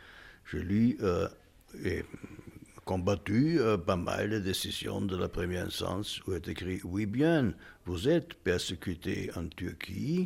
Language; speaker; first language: French; non-native, fluent; German